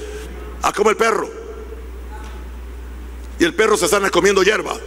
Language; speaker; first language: Spanish; native; Spanish